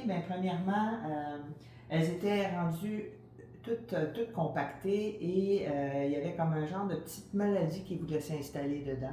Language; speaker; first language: French; native; French